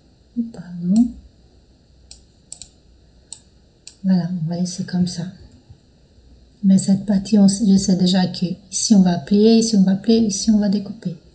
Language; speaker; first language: French; non-native, fluent; Portuguese